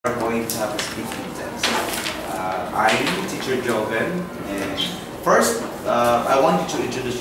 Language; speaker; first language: English; non-native, fluent; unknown